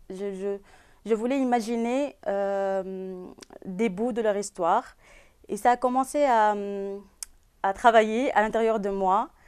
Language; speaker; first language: French; non-native, local second language; Arabic